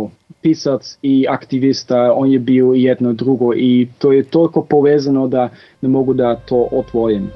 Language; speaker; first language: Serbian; non-native, fluent; Dutch